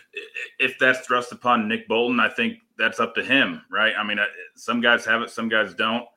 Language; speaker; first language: English; native; English